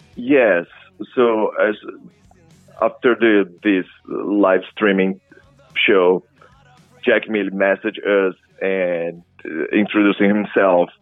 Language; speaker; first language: English; non-native, fluent; Portuguese